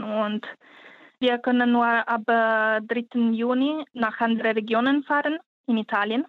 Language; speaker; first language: German; non-native, learner; Italian